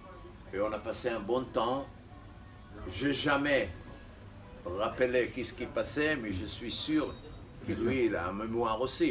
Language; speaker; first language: French; non-native, fluent; Hebrew